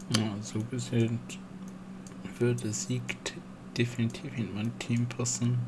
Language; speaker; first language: German; non-native, local second language; Luxembourgish